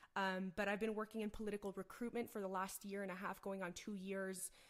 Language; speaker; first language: English; native; English